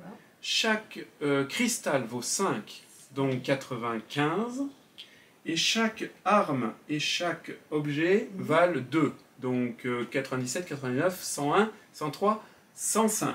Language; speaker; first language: French; native; French